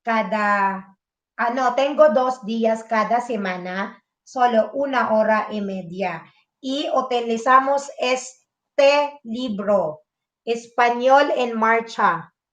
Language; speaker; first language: Spanish; non-native, fluent; Filipino